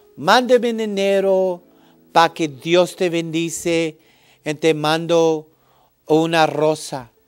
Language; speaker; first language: Spanish; early bilingual, heritage; English